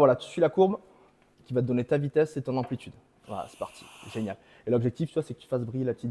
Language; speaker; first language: French; native; French